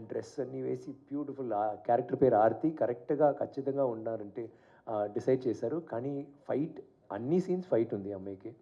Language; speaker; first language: Telugu; non-native, learner; Tamil